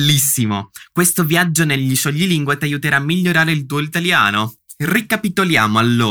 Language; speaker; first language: Italian; non-native, fluent; Portuguese